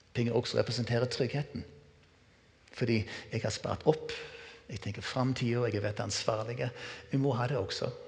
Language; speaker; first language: Norwegian; non-native, fluent; English